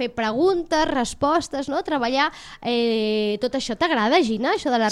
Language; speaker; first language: Catalan; native; Catalan